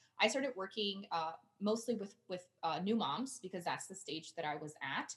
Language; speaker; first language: English; non-native, fluent; Portuguese